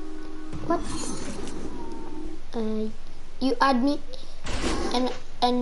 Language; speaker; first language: English; non-native, learner; French